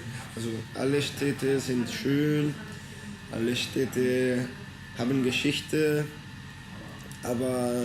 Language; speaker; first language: German; non-native, fluent; Italian